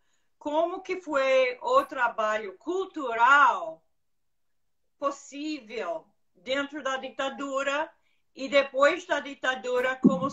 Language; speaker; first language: Portuguese; non-native, fluent; English